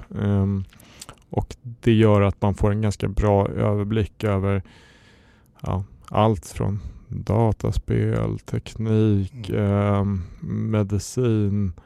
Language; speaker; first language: Swedish; native; Swedish